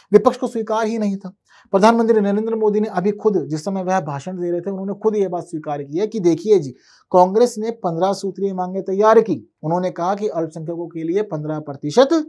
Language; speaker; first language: Hindi; native; Hindi